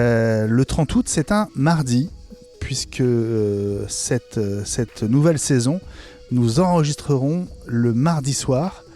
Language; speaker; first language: French; native; French